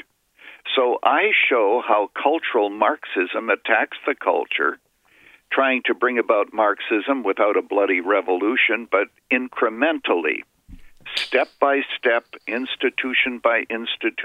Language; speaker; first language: English; native; English